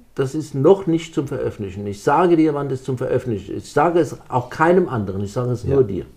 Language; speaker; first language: German; native; German